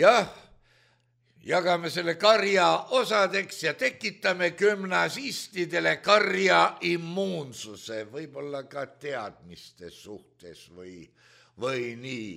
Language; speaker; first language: Estonian; native; Estonian